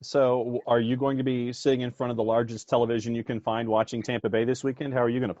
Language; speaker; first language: English; native; English